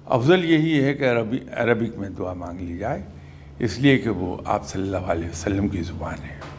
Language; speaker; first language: Urdu; native; Urdu